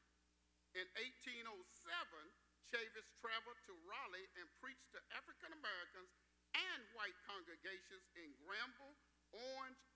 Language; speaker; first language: English; native; English